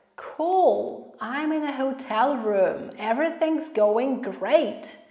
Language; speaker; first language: English; non-native, fluent; Polish